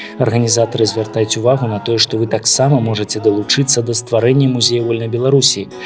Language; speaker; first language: Belarusian; native; Belarusian